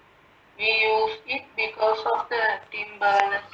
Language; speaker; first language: English; non-native, learner; Sinhala